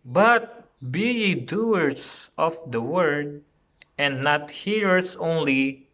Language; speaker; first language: English; non-native, local second language; Filipino